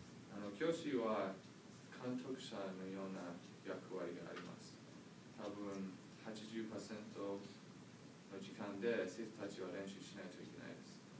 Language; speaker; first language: Japanese; non-native, learner; English